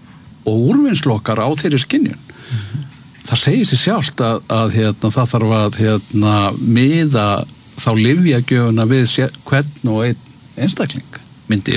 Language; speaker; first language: Icelandic; native; Icelandic